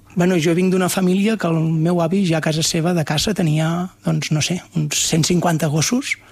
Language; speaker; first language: Catalan; native; Catalan